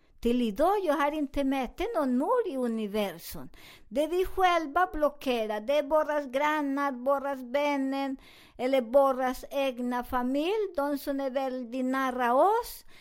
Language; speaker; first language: Swedish; non-native, fluent; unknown